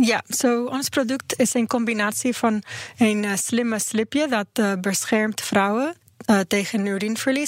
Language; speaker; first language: Dutch; non-native, learner; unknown